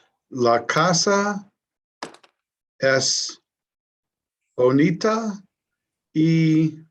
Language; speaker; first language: Spanish; non-native, learner; English